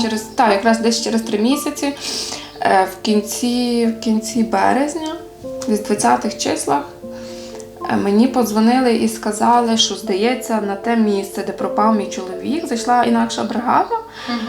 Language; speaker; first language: Ukrainian; native; Ukrainian